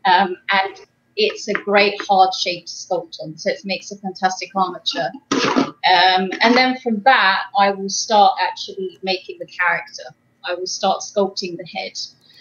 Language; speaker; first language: English; native; English